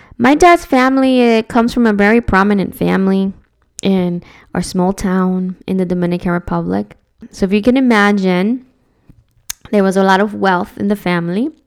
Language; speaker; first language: English; early bilingual, other home language; Spanish